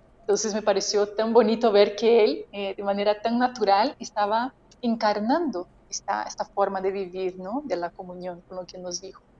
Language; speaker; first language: Spanish; non-native, fluent; Portuguese